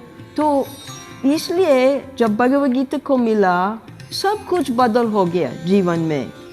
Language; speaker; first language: Hindi; non-native, learner; English